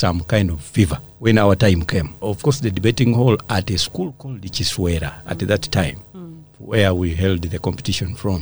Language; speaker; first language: English; non-native, local second language; Ganda